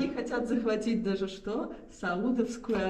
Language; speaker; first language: Russian; native; Russian